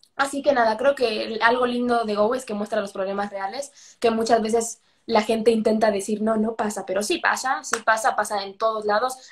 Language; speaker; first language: Spanish; native; Spanish